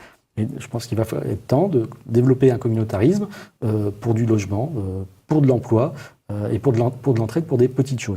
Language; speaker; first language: French; native; French